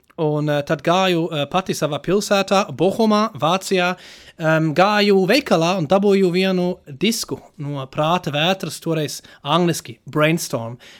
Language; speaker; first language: Latvian; non-native, fluent; German